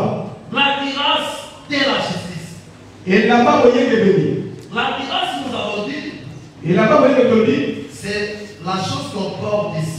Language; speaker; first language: French; non-native, local second language; Lingala